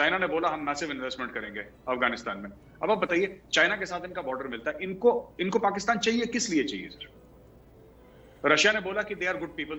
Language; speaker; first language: Hindi; native; Hindi